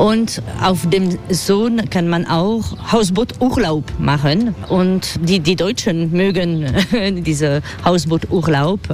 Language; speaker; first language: German; non-native, fluent; French